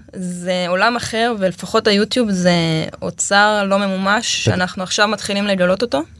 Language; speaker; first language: Hebrew; native; Hebrew